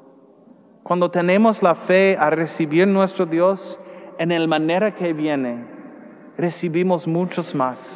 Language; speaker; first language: Spanish; non-native, learner; English